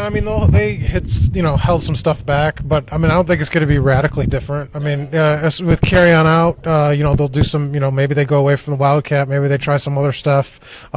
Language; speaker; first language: English; native; English